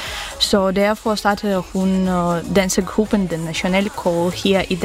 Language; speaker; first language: Danish; non-native, fluent; Ukrainian